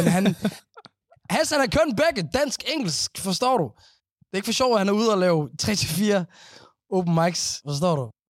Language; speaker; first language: Danish; early bilingual, other home language; Somali